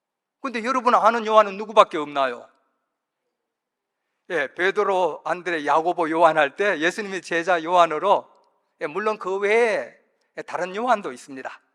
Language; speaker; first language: Korean; native; Korean